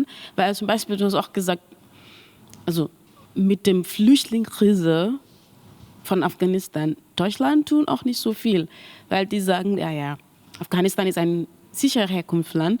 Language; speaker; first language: German; non-native, learner; Mandingo